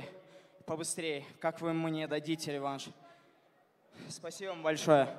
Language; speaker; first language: Russian; non-native, fluent; Azerbaijani